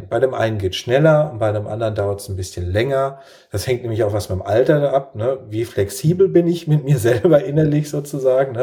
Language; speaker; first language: German; native; German